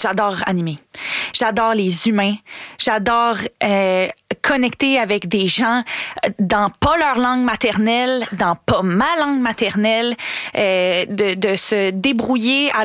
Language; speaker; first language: French; native; French